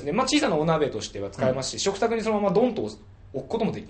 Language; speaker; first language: Japanese; native; Japanese